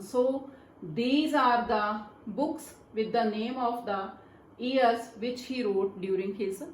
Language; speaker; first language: English; non-native, local second language; Punjabi